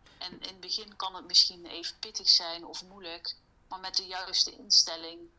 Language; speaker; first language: Dutch; native; Dutch